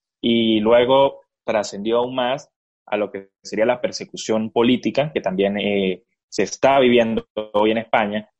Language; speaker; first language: Spanish; native; Spanish